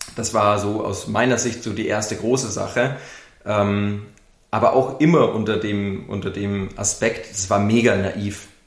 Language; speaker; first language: German; native; German